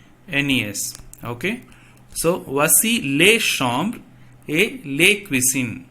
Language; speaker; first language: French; non-native, fluent; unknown